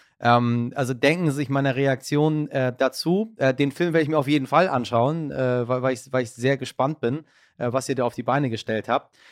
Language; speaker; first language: German; early bilingual, other home language; Persian